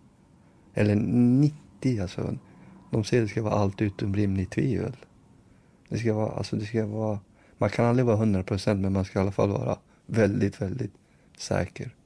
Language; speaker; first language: Swedish; early bilingual, other home language; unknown